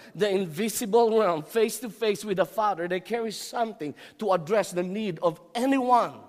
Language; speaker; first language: English; non-native, local second language; Filipino